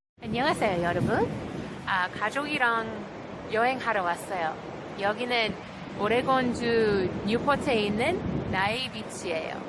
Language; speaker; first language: Korean; non-native, learner; English